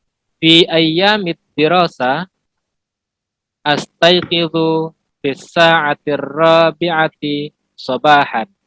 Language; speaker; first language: Arabic; non-native, learner; Indonesian